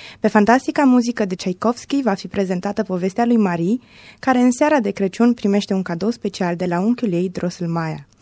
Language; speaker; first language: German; non-native, fluent; Romanian